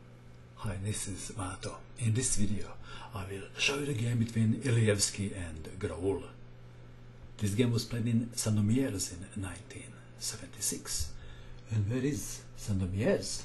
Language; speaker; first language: English; non-native, fluent; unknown